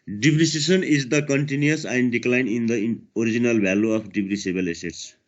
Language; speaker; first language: English; non-native, local second language; Nepali